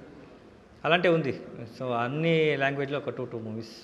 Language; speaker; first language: Telugu; non-native, local second language; Kannada